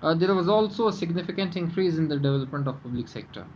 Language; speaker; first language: English; non-native, local second language; Urdu